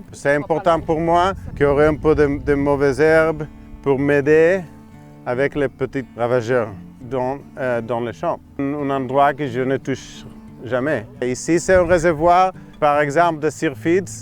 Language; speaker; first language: French; non-native, fluent; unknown